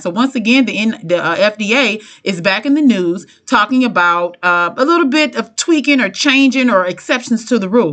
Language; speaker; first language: English; native; English